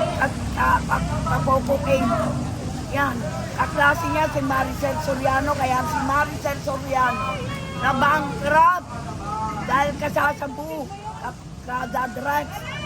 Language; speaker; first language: Filipino; non-native, local second language; Iloko